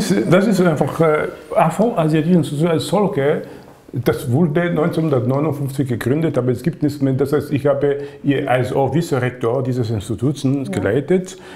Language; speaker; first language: German; non-native, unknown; Lingala